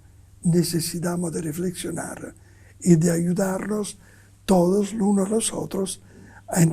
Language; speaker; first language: Spanish; non-native, fluent; Italian